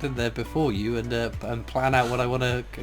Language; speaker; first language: English; native; English